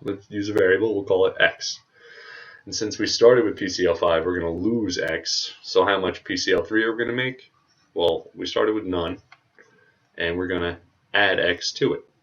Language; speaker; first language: English; native; English